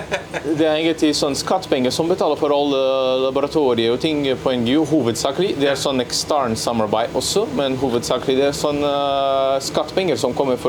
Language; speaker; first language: Norwegian; non-native, learner; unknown